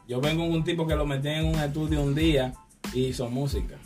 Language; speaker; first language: Spanish; native; Spanish